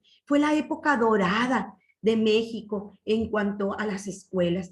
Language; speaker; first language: Spanish; native; Spanish